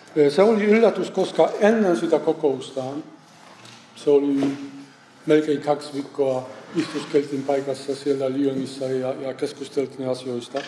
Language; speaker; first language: Finnish; non-native, fluent; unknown